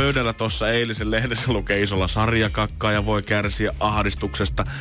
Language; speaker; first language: Finnish; native; Finnish